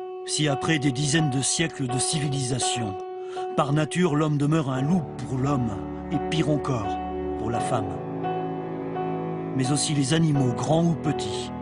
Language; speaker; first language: French; native; French